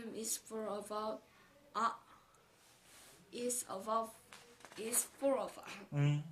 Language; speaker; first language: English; non-native, learner; Korean